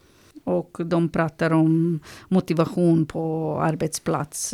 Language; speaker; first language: Swedish; non-native, learner; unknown